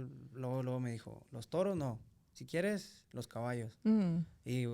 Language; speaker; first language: Spanish; native; Spanish